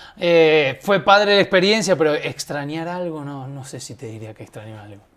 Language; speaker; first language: Spanish; native; Spanish